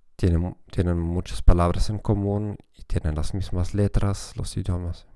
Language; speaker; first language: Spanish; non-native, fluent; German